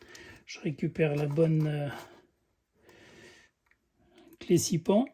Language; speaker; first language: French; native; French